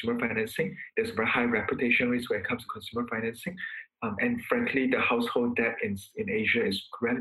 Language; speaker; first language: English; non-native, local second language; Chinese